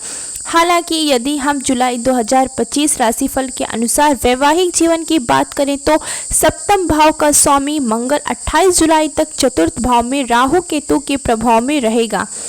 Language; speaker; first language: Hindi; native; Hindi